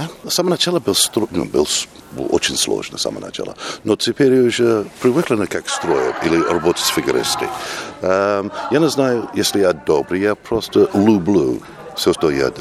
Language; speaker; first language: Russian; non-native, learner; English